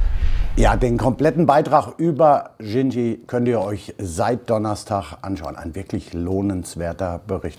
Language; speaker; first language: German; native; German